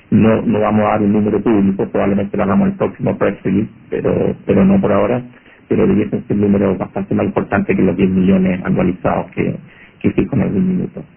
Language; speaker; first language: Spanish; native; Spanish